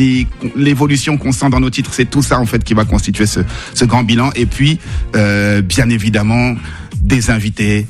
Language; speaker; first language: French; native; French